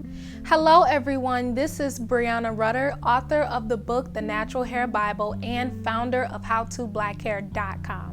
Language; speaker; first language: English; native; English